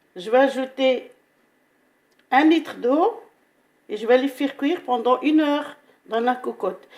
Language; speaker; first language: French; non-native, local second language; Arabic